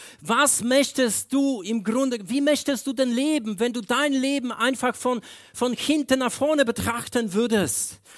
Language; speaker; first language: German; non-native, fluent; Polish